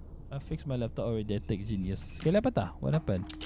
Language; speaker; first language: English; non-native, local second language; Malay